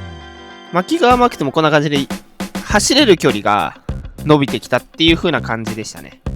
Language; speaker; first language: Japanese; native; Japanese